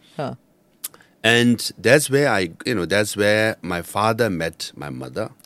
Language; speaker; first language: English; non-native, local second language; Nepali